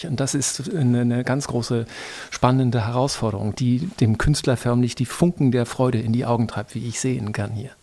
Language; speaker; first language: German; native; German